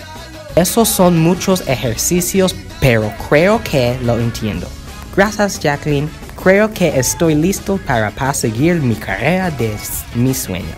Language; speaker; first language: Spanish; non-native, learner; English